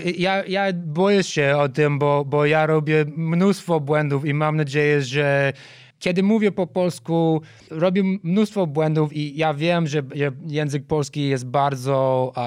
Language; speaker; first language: Polish; non-native, learner; English